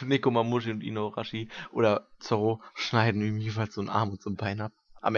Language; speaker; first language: German; native; German